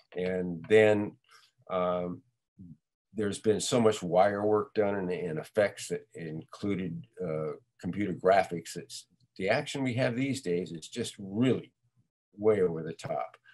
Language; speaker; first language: English; native; English